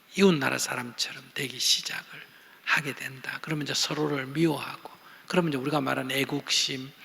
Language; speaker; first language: Korean; native; Korean